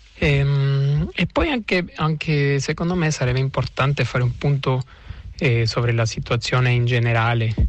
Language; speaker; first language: Italian; non-native, fluent; Spanish